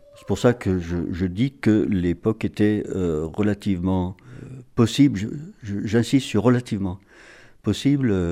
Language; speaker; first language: French; native; French